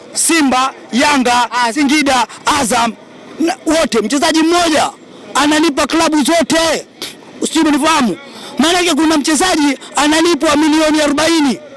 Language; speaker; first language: Swahili; native; Swahili